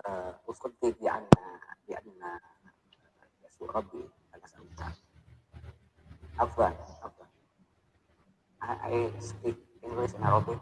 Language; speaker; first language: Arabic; non-native, learner; Indonesian